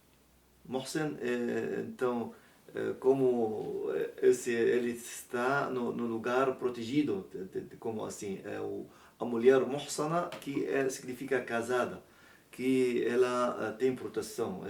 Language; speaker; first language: Portuguese; non-native, learner; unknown